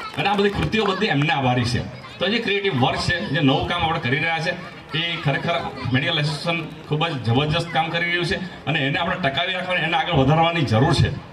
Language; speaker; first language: Gujarati; non-native, local second language; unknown